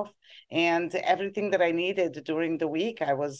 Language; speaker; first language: English; non-native, fluent; Portuguese